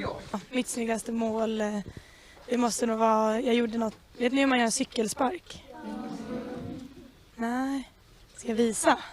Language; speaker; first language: Swedish; native; Swedish